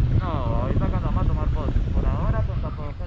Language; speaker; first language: Spanish; native; Spanish